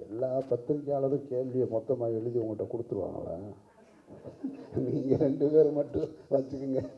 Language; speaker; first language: Tamil; native; Tamil